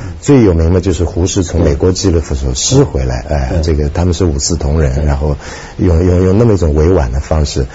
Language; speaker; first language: Chinese; native; Chinese